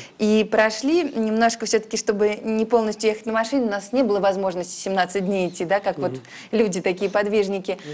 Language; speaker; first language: Russian; early bilingual, heritage; Russian